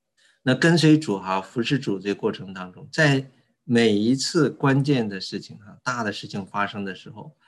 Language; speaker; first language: Chinese; native; Chinese